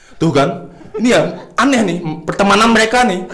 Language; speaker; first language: Indonesian; native; Indonesian